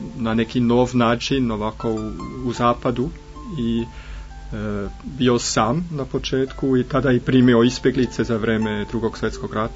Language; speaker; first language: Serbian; non-native, fluent; German